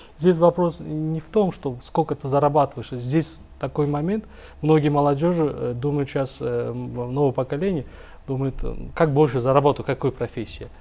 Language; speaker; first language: Russian; non-native, local second language; Uzbek